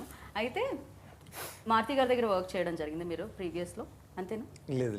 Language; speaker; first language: Telugu; native; Telugu